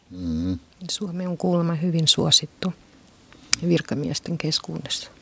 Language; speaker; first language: Finnish; non-native, fluent; Russian